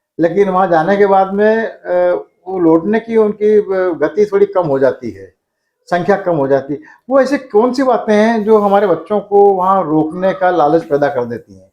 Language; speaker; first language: Hindi; native; Hindi